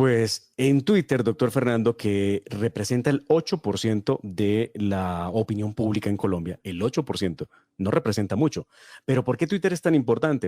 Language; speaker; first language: Spanish; native; Spanish